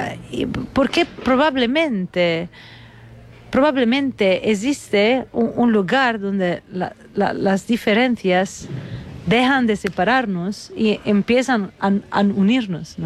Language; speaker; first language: Spanish; non-native, fluent; Italian